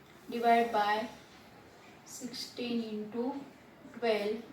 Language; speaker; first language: English; non-native, local second language; Marathi